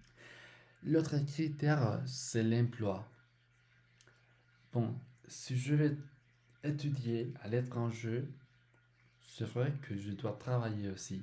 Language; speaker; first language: French; non-native, learner; Spanish